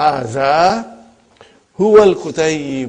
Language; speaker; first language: Arabic; non-native, fluent; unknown